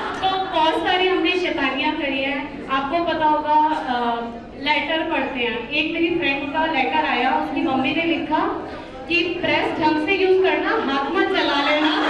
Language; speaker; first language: Hindi; native; Hindi